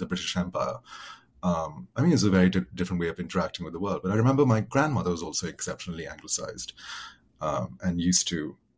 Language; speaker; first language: English; native; English